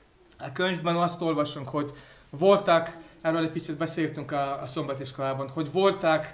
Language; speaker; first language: Hungarian; non-native, fluent; English